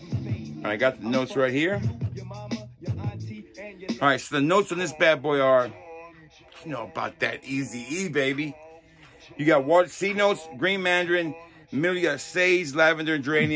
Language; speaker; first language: English; native; English